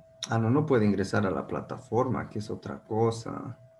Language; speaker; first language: Spanish; native; Spanish